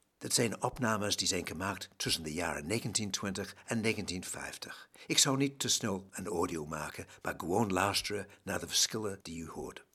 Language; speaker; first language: Dutch; non-native, fluent; English